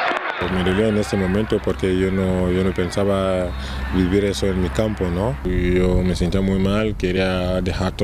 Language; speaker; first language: Spanish; non-native, fluent; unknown